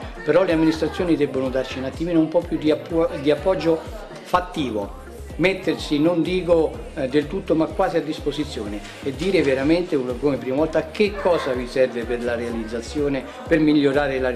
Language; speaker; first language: Italian; native; Italian